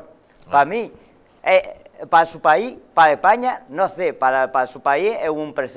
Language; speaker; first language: Spanish; non-native, learner; Chinese